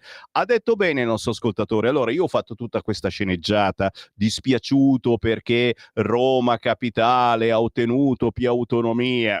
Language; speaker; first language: Italian; native; Italian